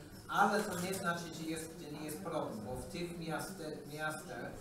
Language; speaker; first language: Polish; non-native, learner; English